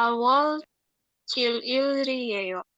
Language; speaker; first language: Korean; non-native, learner; Indonesian